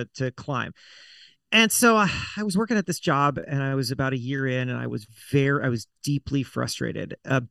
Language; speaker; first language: English; native; English